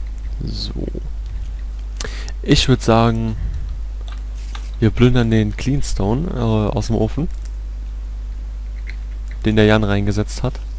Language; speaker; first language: German; native; German